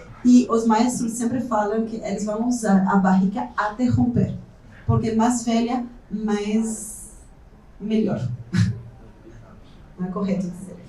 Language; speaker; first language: Portuguese; non-native, fluent; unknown